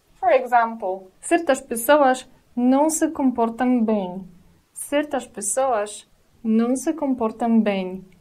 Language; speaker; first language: Portuguese; non-native, fluent; Polish